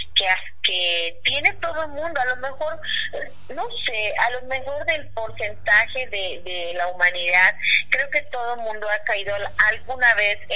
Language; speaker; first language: Spanish; native; Spanish